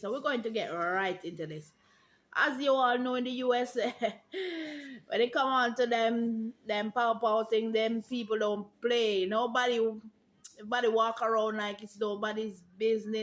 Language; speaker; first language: English; non-native, local second language; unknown